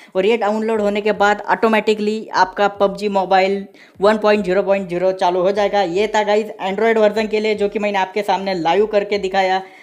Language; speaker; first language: Hindi; non-native, local second language; Marathi